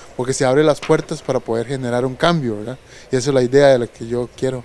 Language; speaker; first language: Spanish; native; Spanish